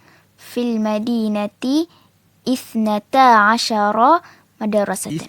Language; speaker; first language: Arabic; non-native, learner; Malay